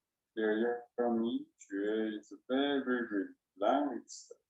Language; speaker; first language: English; non-native, learner; Chinese